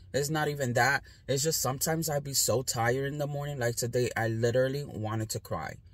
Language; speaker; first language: English; native; English